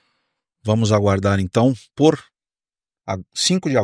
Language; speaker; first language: Portuguese; native; Portuguese